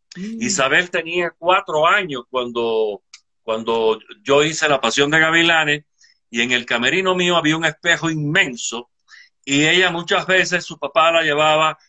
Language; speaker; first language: Spanish; native; Spanish